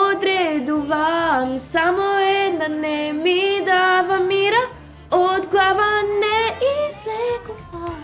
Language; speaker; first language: Macedonian; native; Macedonian